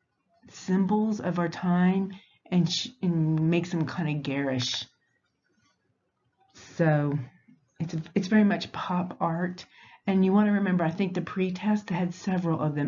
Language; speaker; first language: English; native; English